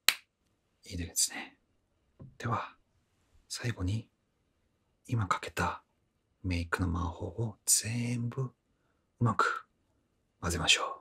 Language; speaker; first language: Japanese; non-native, fluent; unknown